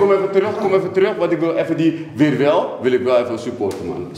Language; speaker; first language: Dutch; native; Dutch